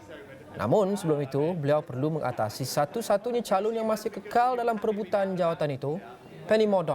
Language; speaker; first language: Malay; native; Malay